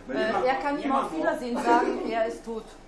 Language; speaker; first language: German; non-native, fluent; French